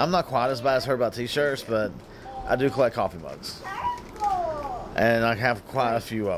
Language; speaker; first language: English; native; English